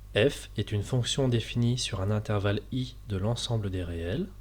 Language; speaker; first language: French; native; French